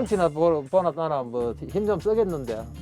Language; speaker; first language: Korean; native; Korean